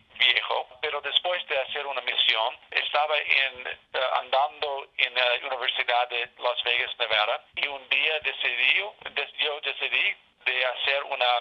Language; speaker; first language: Spanish; non-native, learner; English